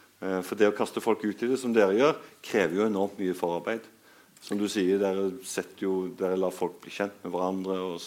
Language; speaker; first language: Norwegian; native; Norwegian